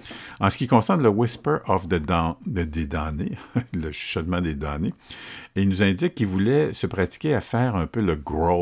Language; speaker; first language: French; native; French